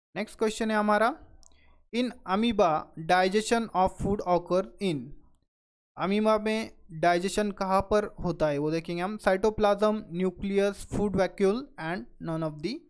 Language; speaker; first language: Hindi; non-native, local second language; Marathi